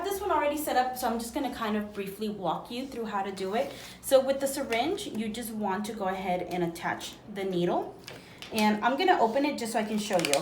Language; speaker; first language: English; native; English